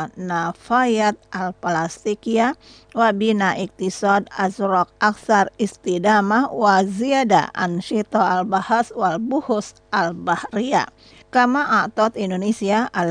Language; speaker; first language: Arabic; non-native, fluent; Indonesian